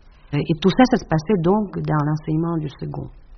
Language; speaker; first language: French; non-native, fluent; Russian